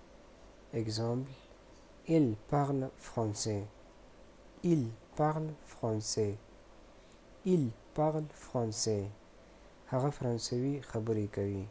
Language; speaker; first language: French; non-native, fluent; Pashto